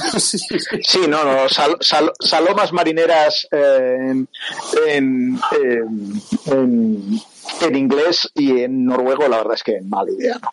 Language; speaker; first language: Spanish; early bilingual, other home language; Portuguese